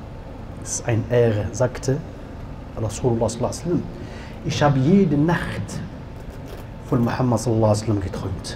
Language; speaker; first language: German; non-native, learner; Arabic